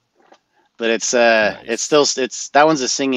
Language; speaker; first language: English; native; English